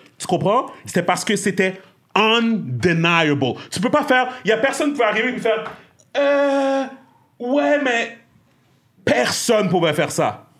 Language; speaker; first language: French; native; French